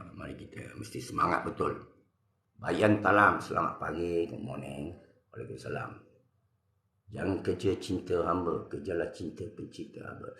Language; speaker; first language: Malay; non-native, local second language; Min Nan Chinese